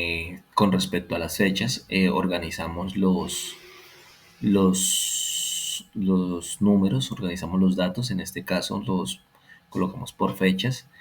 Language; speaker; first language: Spanish; native; Spanish